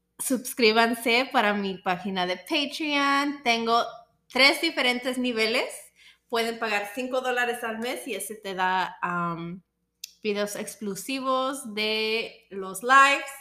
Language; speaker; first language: Spanish; early bilingual, heritage; English